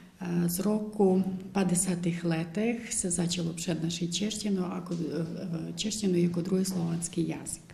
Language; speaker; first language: Czech; non-native, local second language; Ukrainian